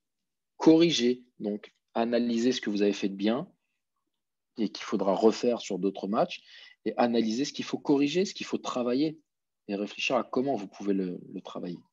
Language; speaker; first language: French; native; French